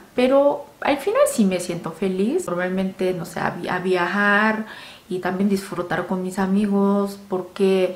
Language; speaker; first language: Spanish; non-native, fluent; Korean